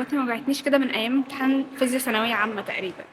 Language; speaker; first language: Arabic; native; Arabic